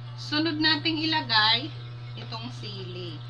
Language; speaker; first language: Filipino; non-native, local second language; Waray